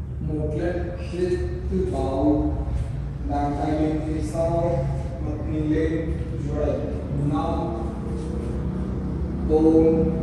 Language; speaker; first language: Vietnamese; non-native, learner; Hindi